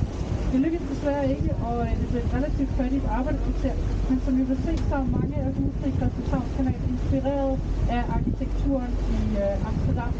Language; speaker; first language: Danish; native; Danish